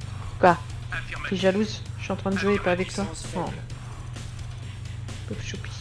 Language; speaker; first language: French; native; French